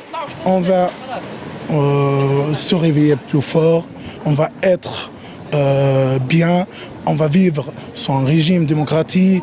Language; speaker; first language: French; non-native, learner; Arabic